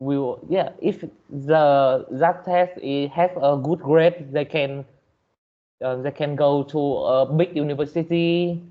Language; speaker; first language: English; non-native, learner; Vietnamese